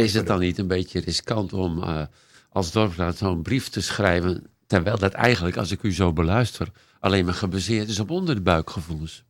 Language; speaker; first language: Dutch; native; Dutch